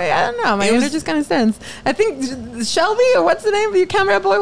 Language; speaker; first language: English; non-native, fluent; Spanish